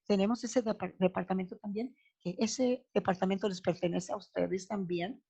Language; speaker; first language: Spanish; native; Spanish